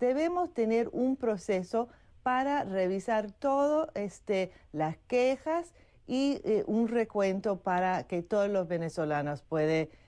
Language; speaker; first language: Spanish; non-native, fluent; English